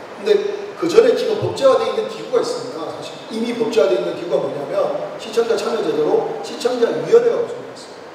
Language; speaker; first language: Korean; native; Korean